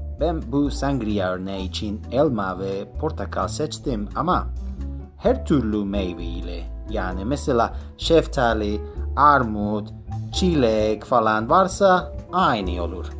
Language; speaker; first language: Turkish; non-native, learner; Spanish